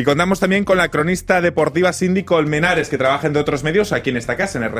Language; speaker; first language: Spanish; native; Spanish